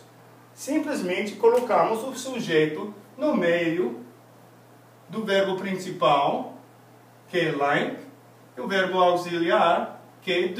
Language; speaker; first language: Portuguese; non-native, fluent; English